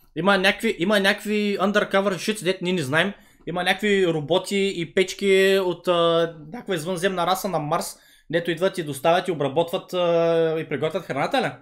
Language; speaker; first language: Bulgarian; early bilingual, other home language; Vietnamese